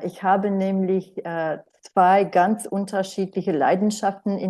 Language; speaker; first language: German; non-native, fluent; Romanian